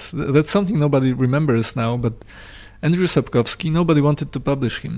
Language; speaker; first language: English; non-native, fluent; Polish